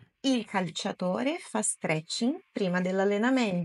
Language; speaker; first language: Italian; non-native, fluent; Portuguese